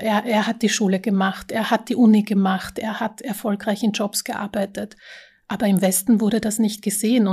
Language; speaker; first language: German; early bilingual, other home language; Slovak